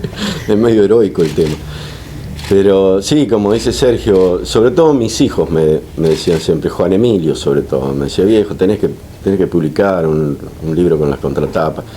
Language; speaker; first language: Spanish; native; Spanish